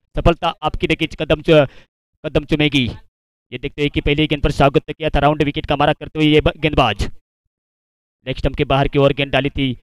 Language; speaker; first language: Hindi; non-native, local second language; Marathi